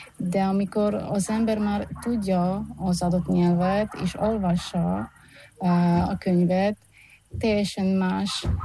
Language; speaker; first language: Hungarian; non-native, learner; Polish